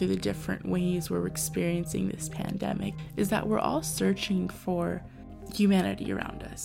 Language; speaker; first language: English; native; English